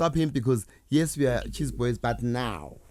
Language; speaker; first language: English; non-native, local second language; Zulu